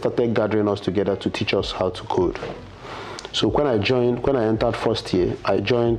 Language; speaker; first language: English; non-native, local second language; Igbo